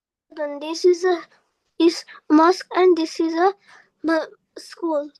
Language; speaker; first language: English; non-native, learner; Bangla